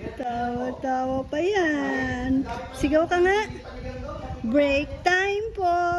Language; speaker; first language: Filipino; native; Filipino